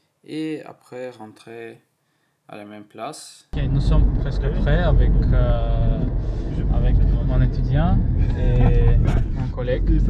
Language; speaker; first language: French; non-native, learner; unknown